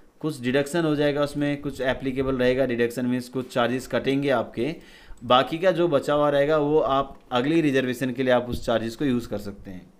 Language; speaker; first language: Hindi; native; Hindi